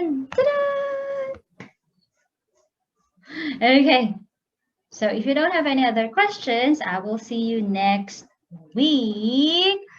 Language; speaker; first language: English; non-native, local second language; Filipino